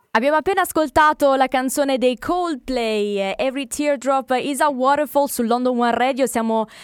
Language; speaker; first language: Italian; native; Italian